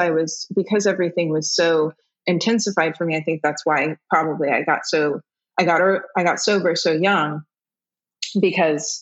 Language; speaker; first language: English; early bilingual, other home language; German